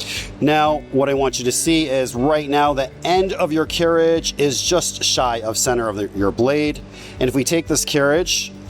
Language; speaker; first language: English; native; English